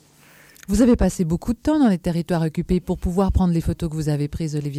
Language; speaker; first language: French; native; French